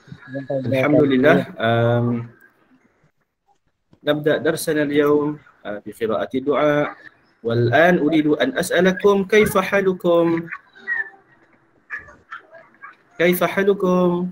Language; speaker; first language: Arabic; non-native, fluent; Malay